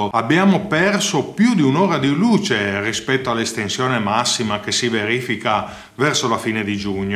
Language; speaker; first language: Italian; native; Italian